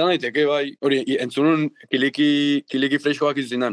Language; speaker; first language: Basque; native; Basque